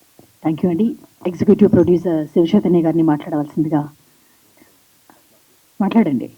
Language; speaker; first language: Telugu; native; Telugu